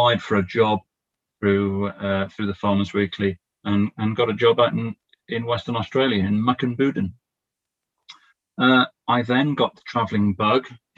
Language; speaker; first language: English; native; English